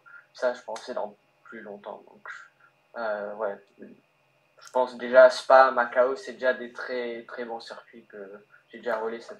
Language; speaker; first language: French; early bilingual, heritage; French